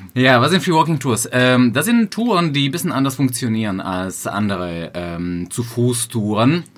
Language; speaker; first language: German; non-native, fluent; Slovak